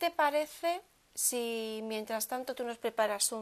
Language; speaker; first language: Spanish; native; Spanish